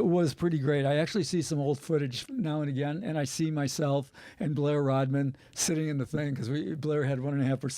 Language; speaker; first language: English; native; English